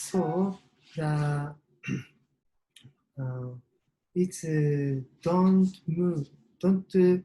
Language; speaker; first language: English; non-native, learner; Japanese